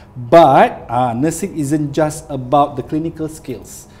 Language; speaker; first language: English; non-native, local second language; Malay